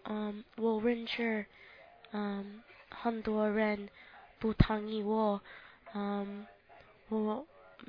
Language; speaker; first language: Chinese; non-native, learner; English